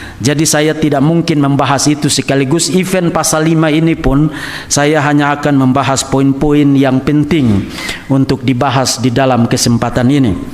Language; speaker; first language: Indonesian; native; Indonesian